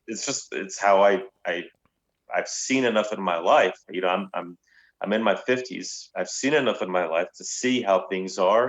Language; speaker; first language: English; native; English